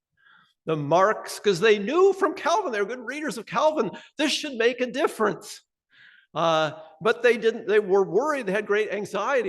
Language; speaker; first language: English; native; English